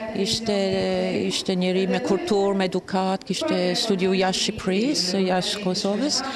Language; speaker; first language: Albanian; early bilingual, heritage; Albanian